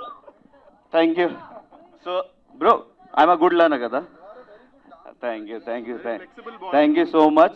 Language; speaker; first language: Telugu; non-native, local second language; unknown